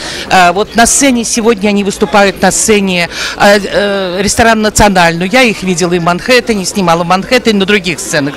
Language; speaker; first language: Russian; native; Russian